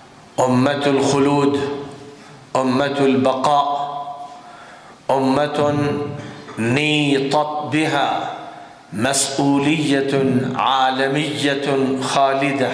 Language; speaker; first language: Arabic; non-native, fluent; Urdu